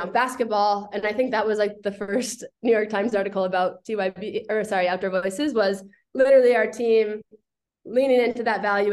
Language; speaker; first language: English; native; English